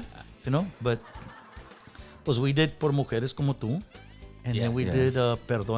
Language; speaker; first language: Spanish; early bilingual, heritage; Spanish